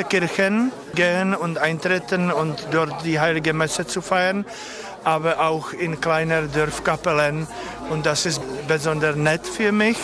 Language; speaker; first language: German; non-native, fluent; Czech